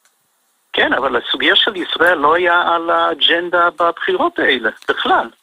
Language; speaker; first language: Hebrew; non-native, fluent; English